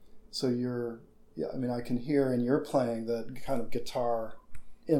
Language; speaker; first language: English; native; English